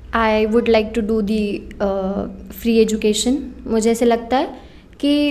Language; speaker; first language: Hindi; non-native, local second language; Marathi